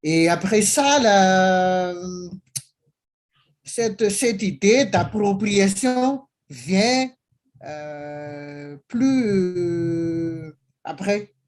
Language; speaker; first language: French; non-native, local second language; Malagasy